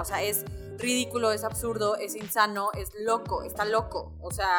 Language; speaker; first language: Spanish; native; Spanish